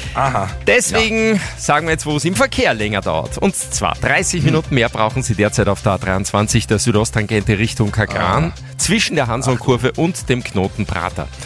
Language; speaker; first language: German; native; German